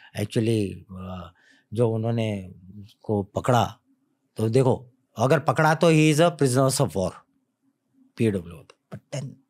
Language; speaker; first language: Hindi; native; Hindi